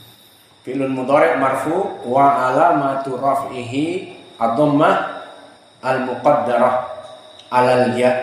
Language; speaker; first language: Arabic; non-native, fluent; Indonesian